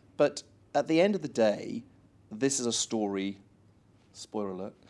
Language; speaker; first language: English; native; English